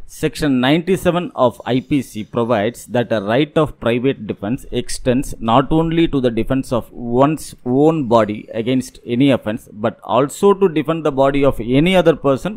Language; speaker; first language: English; non-native, local second language; Tamil